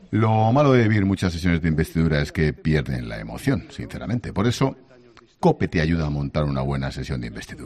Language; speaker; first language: Spanish; native; Spanish